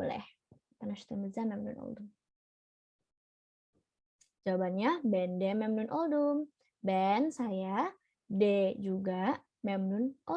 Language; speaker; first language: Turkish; non-native, learner; Indonesian